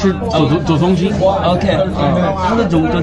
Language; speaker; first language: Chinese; non-native, learner; English